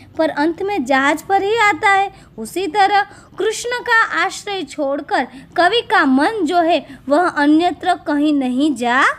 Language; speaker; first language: Hindi; non-native, local second language; Gujarati